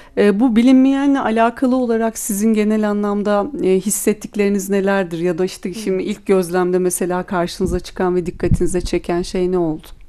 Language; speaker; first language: Turkish; native; Turkish